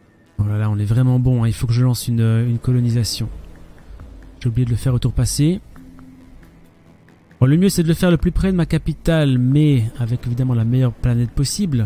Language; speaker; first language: French; native; French